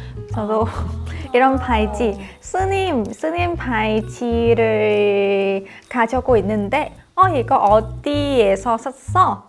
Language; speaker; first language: Korean; non-native, learner; Vietnamese